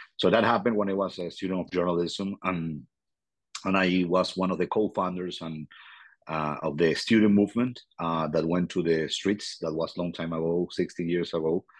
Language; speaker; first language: English; non-native, fluent; Spanish